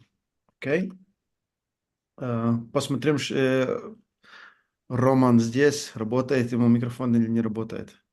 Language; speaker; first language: Russian; non-native, fluent; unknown